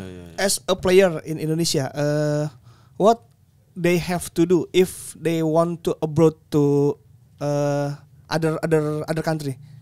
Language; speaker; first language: English; non-native, learner; Indonesian